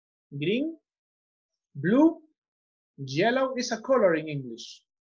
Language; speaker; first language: English; non-native, fluent; Spanish